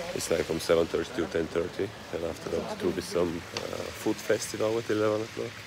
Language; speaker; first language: English; non-native, fluent; Bulgarian